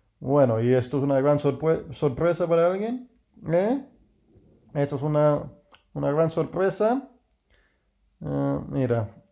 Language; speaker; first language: Spanish; non-native, fluent; English